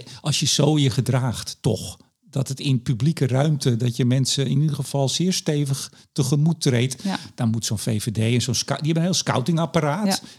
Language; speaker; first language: Dutch; native; Dutch